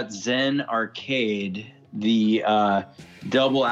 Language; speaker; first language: English; native; English